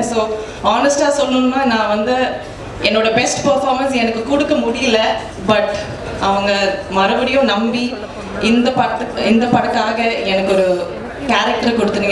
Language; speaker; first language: Tamil; non-native, local second language; Malayalam